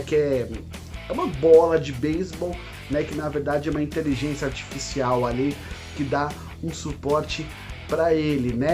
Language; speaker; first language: Portuguese; native; Portuguese